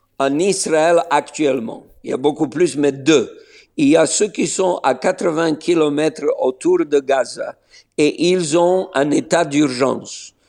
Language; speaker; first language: French; non-native, fluent; Slovenian